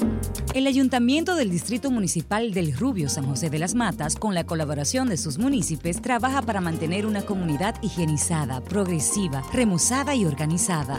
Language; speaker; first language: Spanish; native; Spanish